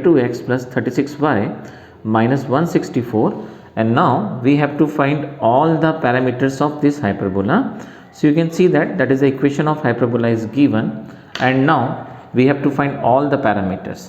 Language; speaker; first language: English; non-native, local second language; Hindi